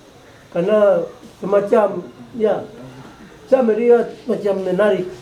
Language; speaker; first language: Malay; non-native, local second language; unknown